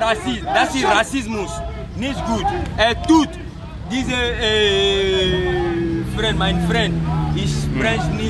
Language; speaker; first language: German; non-native, learner; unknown